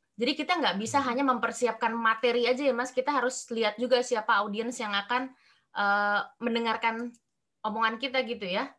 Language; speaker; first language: Indonesian; native; Indonesian